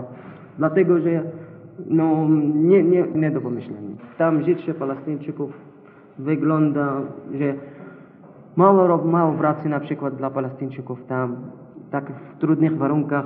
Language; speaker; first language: Polish; non-native, fluent; Arabic